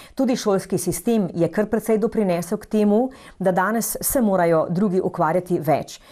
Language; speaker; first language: Slovenian; native; Slovenian